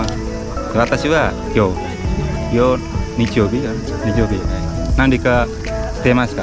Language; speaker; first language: Japanese; non-native, learner; Indonesian